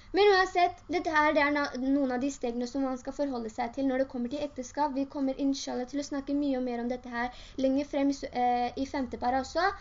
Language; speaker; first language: Norwegian; early bilingual, other home language; Urdu